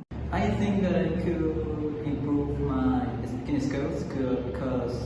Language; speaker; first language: English; non-native, learner; Spanish